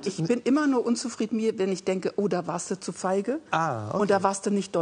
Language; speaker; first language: German; native; German